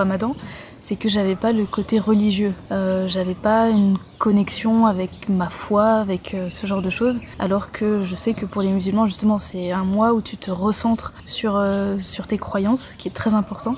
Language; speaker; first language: French; native; French